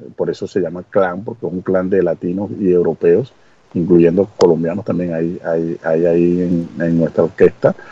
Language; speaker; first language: Spanish; native; Spanish